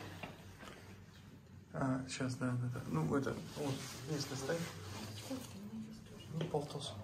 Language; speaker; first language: Russian; native; Russian